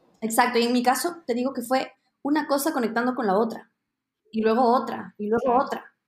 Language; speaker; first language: Spanish; native; Spanish